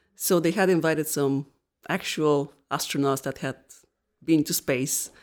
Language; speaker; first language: English; non-native, fluent; Bulgarian